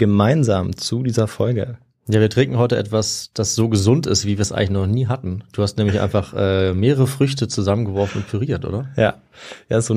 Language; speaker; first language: German; native; German